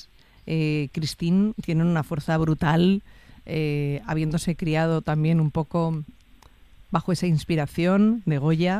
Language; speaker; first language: Spanish; native; Spanish